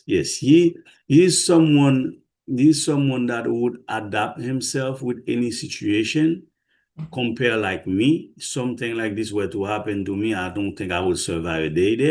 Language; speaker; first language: English; non-native, fluent; Haitian Creole